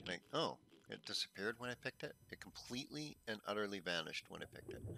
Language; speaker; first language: English; native; English